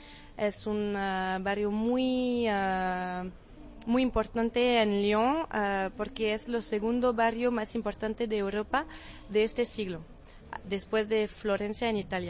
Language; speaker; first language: Spanish; non-native, fluent; French